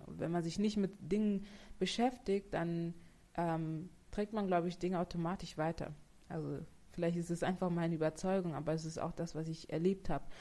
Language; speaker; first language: German; native; German